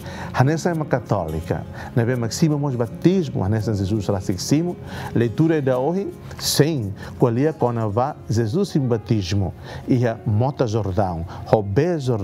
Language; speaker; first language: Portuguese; non-native, local second language; Tetum